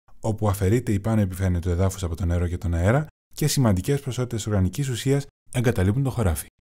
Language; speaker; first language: Greek; non-native, learner; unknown